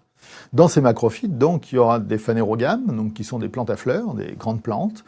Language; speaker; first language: French; native; French